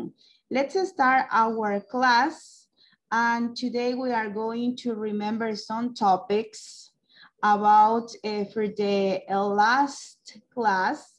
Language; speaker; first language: English; non-native, local second language; Spanish